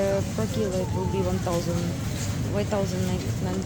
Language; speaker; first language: English; non-native, learner; Russian